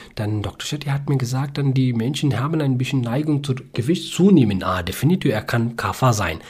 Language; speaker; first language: German; non-native, learner; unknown